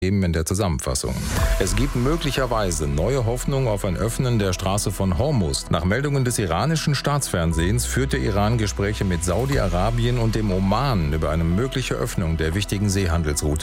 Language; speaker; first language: German; native; German